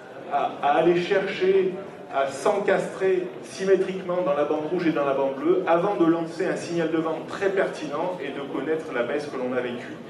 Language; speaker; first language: French; native; French